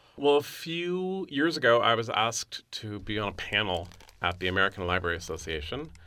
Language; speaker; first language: English; native; English